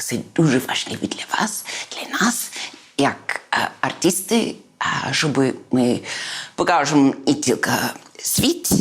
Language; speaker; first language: Ukrainian; early bilingual, heritage; English